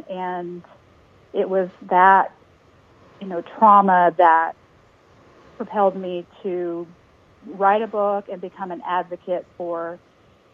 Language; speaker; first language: English; native; English